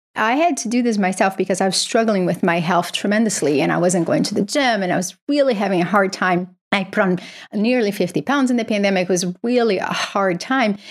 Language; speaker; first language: English; non-native, fluent; Portuguese